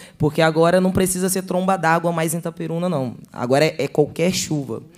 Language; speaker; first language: Portuguese; native; Portuguese